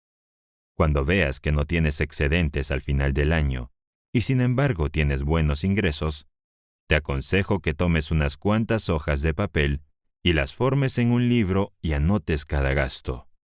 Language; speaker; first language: Spanish; native; Spanish